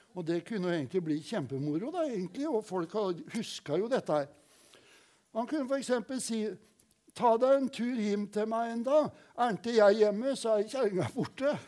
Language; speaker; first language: Norwegian; native; Norwegian